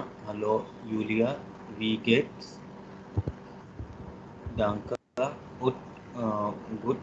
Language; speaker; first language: German; non-native, learner; Hindi